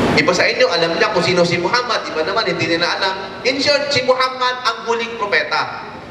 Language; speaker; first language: Filipino; non-native, local second language; Waray